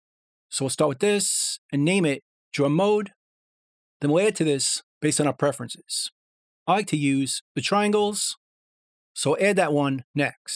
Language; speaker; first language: English; native; English